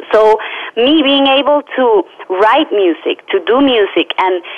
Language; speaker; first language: English; non-native, fluent; Spanish